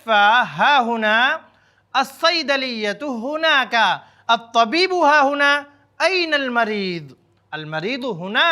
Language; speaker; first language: Arabic; non-native, fluent; Urdu